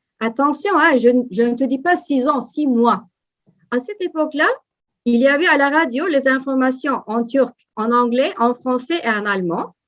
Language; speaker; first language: French; non-native, fluent; Turkish